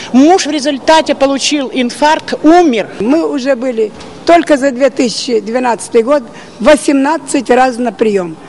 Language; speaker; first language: Russian; native; Russian